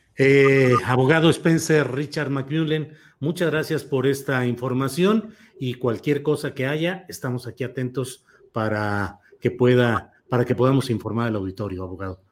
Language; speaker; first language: Spanish; native; Spanish